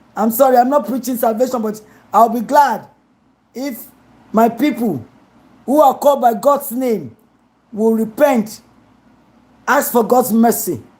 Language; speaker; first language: English; non-native, local second language; Yoruba